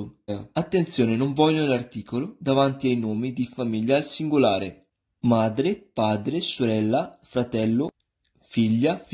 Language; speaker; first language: Italian; non-native, fluent; Punjabi